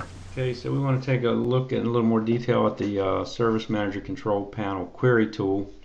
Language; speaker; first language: English; native; English